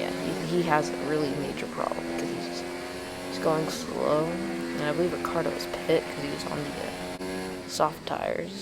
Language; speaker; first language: English; native; English